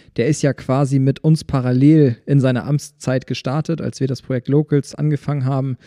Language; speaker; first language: German; native; German